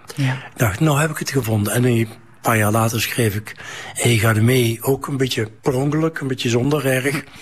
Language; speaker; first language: Dutch; native; Dutch